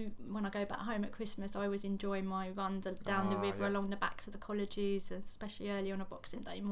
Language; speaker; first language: English; native; English